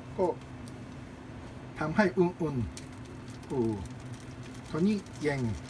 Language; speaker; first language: Thai; non-native, learner; Japanese